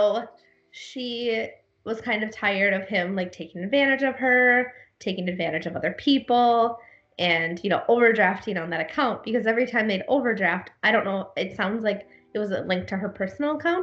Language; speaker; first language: English; native; English